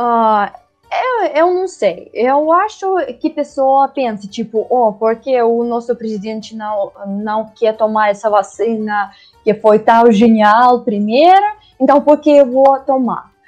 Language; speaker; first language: Portuguese; non-native, learner; Russian